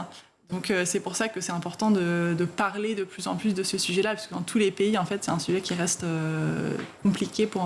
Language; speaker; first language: French; native; French